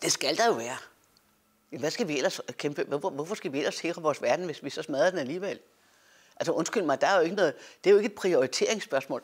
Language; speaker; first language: Danish; native; Danish